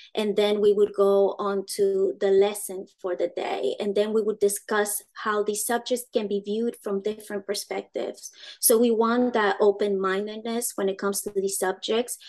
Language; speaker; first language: English; early bilingual, other home language; Spanish